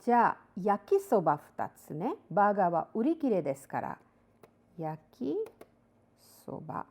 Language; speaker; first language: Japanese; non-native, fluent; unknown